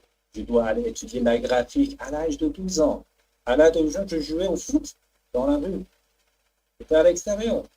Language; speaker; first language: French; non-native, fluent; Persian